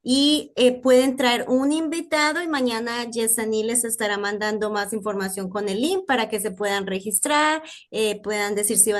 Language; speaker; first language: Spanish; native; Spanish